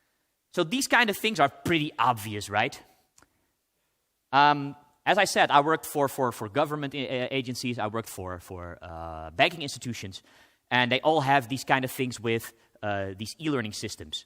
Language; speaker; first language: English; non-native, fluent; Dutch